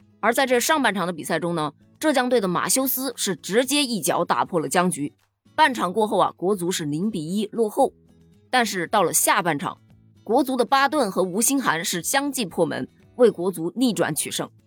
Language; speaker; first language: Chinese; native; Chinese